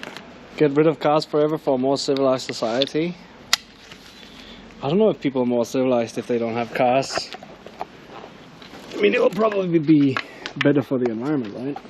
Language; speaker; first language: English; non-native, fluent; Danish